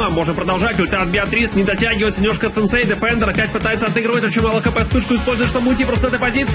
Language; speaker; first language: Russian; native; Russian